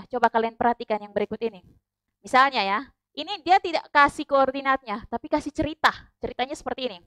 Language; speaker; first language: Indonesian; native; Indonesian